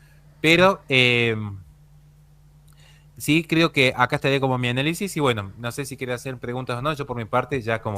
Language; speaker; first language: Spanish; native; Spanish